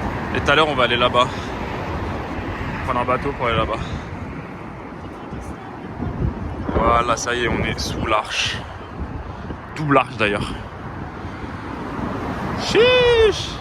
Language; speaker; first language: French; native; French